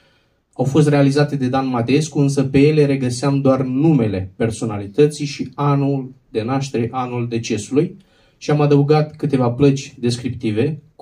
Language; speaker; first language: Romanian; native; Romanian